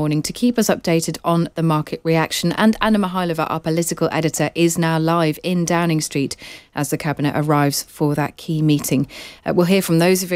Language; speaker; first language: English; native; English